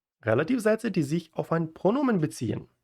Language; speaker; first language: German; non-native, fluent; Ukrainian